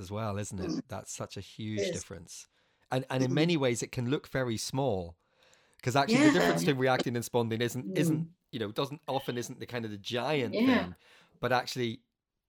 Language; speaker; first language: English; native; English